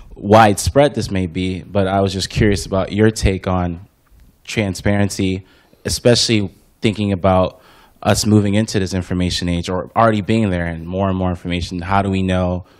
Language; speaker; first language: English; native; English